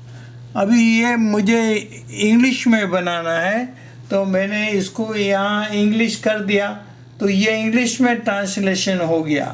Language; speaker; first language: Hindi; non-native, local second language; Gujarati